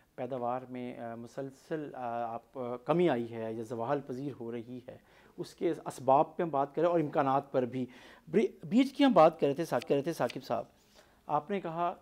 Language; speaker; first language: Urdu; non-native, local second language; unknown